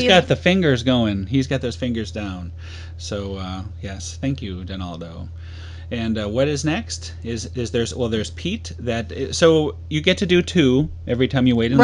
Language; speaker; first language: English; native; English